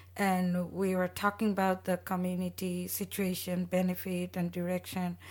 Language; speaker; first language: English; non-native, local second language; Bangla